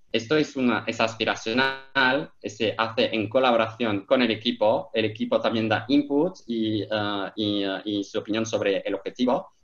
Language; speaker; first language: Spanish; non-native, fluent; Turkish